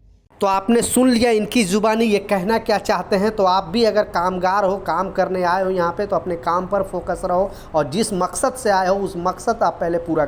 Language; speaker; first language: Hindi; native; Hindi